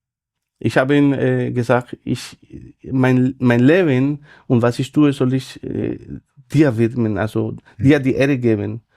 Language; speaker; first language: German; non-native, fluent; Spanish